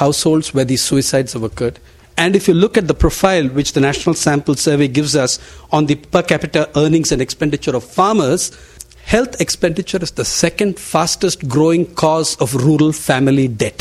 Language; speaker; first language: English; non-native, local second language; Telugu